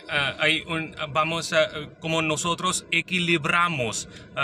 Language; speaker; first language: Spanish; non-native, learner; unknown